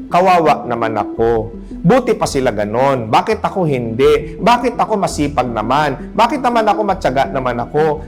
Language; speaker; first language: Filipino; native; Filipino